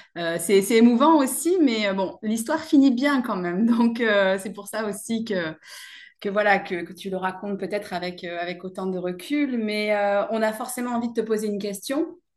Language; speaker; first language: French; native; French